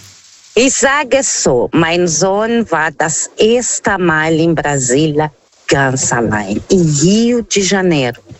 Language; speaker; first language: German; non-native, fluent; Portuguese